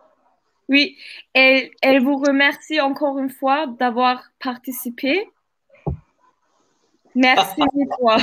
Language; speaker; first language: French; non-native, fluent; Turkish